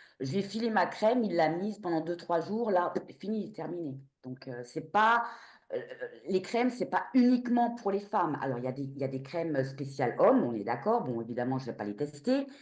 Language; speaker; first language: French; native; French